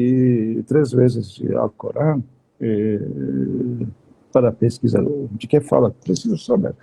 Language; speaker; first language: Portuguese; non-native, fluent; Turkish